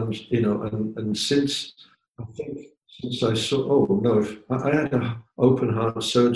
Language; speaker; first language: English; native; English